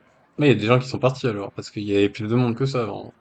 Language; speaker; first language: French; native; French